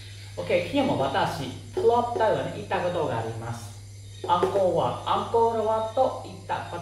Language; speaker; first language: Japanese; non-native, fluent; Khmer